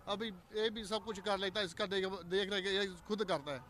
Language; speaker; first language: Hindi; native; Hindi